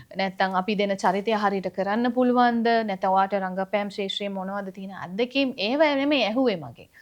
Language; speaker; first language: Sinhala; non-native, local second language; Tamil